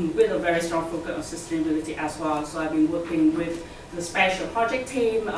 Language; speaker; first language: English; non-native, fluent; Vietnamese